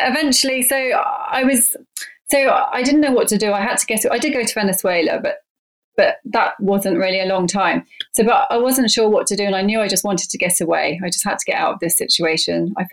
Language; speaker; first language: English; native; English